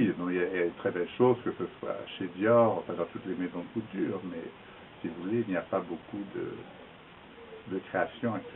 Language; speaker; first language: French; native; French